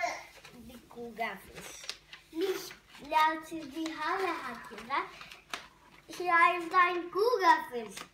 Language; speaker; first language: German; non-native, learner; Hungarian